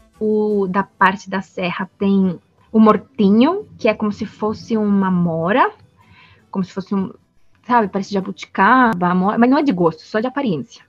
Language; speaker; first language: Portuguese; non-native, fluent; Spanish